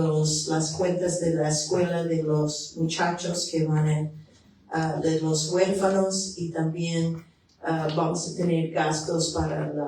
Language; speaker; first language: Spanish; non-native, fluent; English